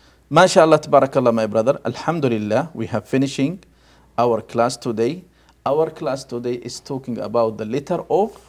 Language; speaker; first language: English; non-native, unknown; Arabic